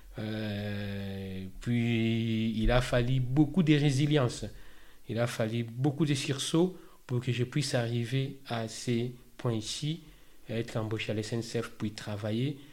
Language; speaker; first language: French; non-native, local second language; Lingala